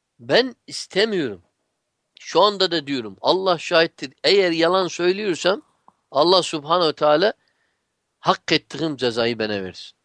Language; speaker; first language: Turkish; non-native, fluent; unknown